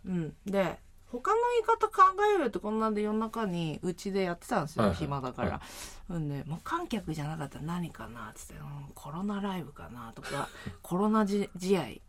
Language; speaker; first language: Japanese; native; Japanese